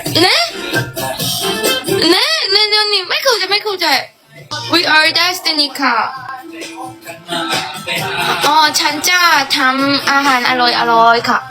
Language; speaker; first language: Thai; non-native, learner; Korean